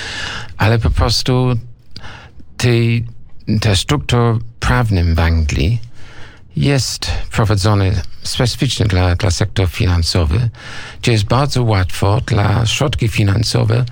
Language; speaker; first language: Polish; non-native, learner; English